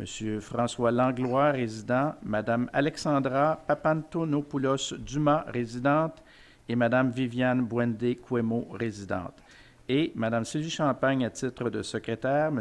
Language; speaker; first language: French; native; French